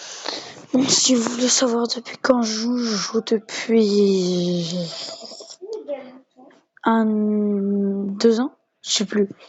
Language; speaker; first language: French; native; French